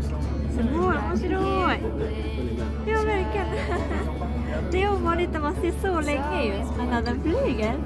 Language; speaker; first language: Swedish; non-native, learner; Japanese